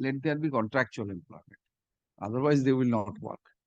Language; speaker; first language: English; non-native, local second language; Bangla